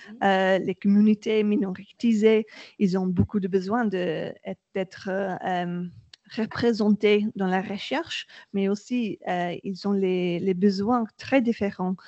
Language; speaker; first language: French; non-native, learner; English